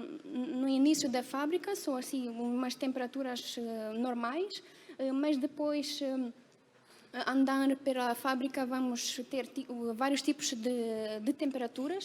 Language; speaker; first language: Portuguese; non-native, fluent; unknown